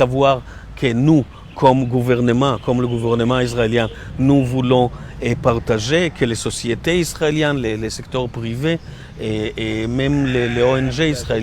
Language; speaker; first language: French; non-native, learner; Hebrew